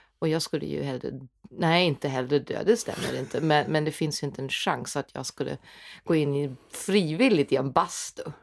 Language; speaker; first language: Swedish; non-native, fluent; German